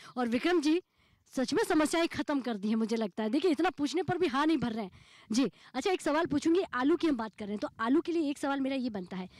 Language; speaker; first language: Hindi; native; Hindi